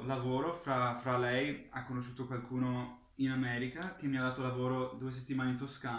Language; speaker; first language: Italian; early bilingual, heritage; English